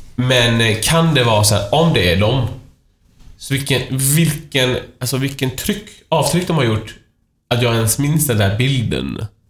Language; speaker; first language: Swedish; non-native, fluent; Persian